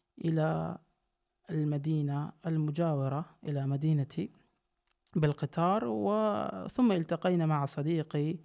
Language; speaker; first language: Arabic; non-native, fluent; Uzbek